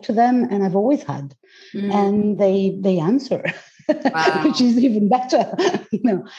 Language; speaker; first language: English; non-native, fluent; Greek